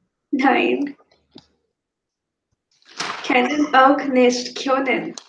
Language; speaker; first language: German; non-native, fluent; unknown